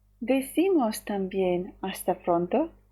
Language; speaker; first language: Spanish; non-native, fluent; Ukrainian